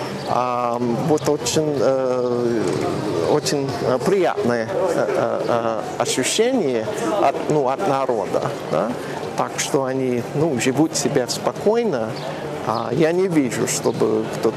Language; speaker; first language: Russian; non-native, fluent; English